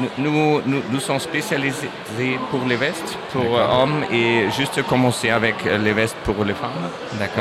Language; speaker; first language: French; non-native, learner; German